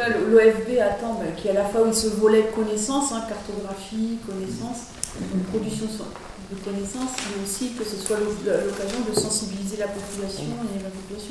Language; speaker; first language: French; native; French